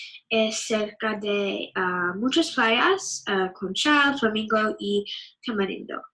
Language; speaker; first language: Spanish; non-native, learner; English